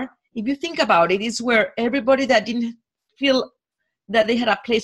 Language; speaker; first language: English; non-native, fluent; Spanish